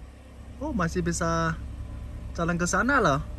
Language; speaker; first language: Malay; non-native, learner; Chinese